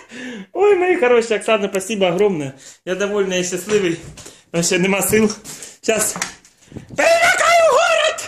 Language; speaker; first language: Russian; non-native, local second language; Ukrainian